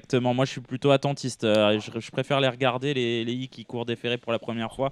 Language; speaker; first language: French; native; French